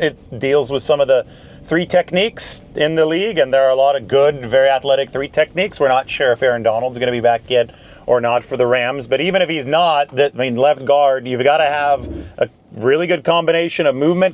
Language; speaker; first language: English; native; English